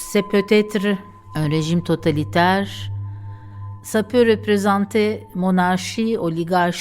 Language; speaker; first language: French; non-native, fluent; Turkish